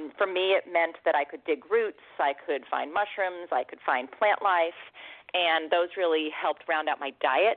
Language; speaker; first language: English; native; English